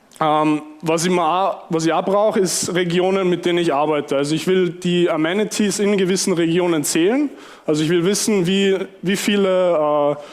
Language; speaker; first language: German; native; German